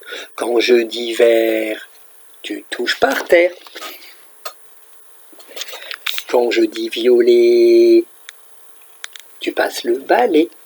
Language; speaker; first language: French; native; French